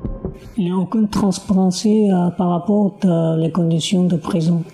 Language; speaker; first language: French; non-native, learner; Uyghur